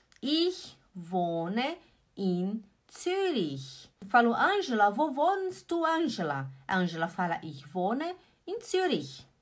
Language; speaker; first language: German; non-native, fluent; Portuguese